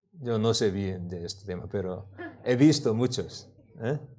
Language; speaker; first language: Spanish; non-native, learner; Korean